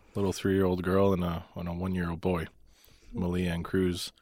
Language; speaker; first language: English; native; English